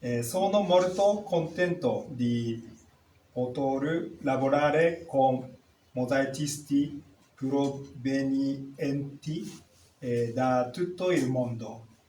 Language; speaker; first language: Italian; non-native, learner; Japanese